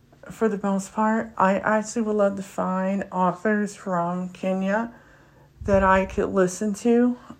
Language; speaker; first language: English; native; English